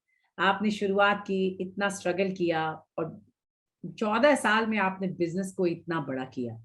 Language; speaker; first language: Hindi; native; Hindi